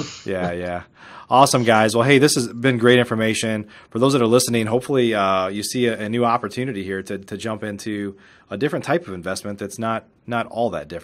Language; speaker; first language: English; native; English